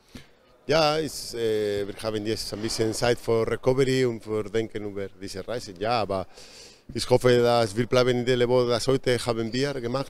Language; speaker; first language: German; non-native, fluent; Spanish